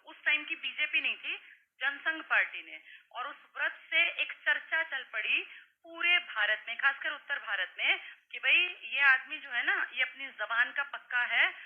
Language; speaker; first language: Hindi; native; Hindi